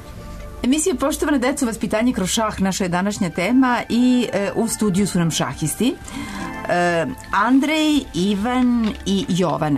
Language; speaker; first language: Serbian; native; Serbian